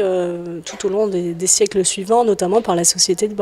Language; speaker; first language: French; native; French